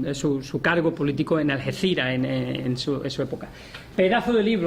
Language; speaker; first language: Spanish; native; Spanish